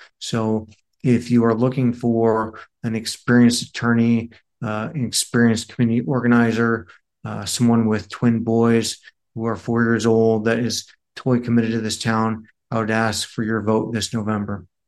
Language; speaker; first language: English; native; English